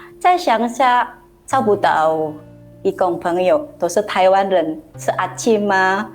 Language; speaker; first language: Chinese; non-native, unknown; Indonesian